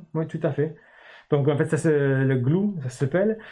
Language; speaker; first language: French; non-native, fluent; English